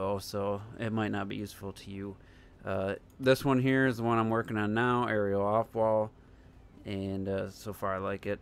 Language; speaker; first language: English; native; English